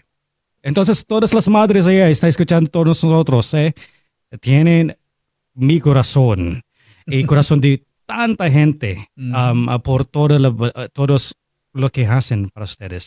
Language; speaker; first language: Spanish; non-native, fluent; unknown